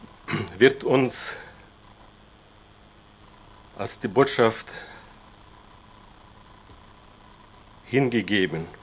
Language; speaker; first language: German; non-native, fluent; Russian